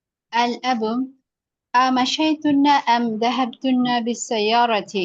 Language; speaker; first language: Arabic; non-native, learner; Bangla